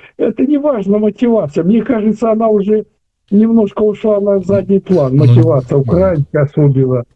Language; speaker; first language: Russian; native; Russian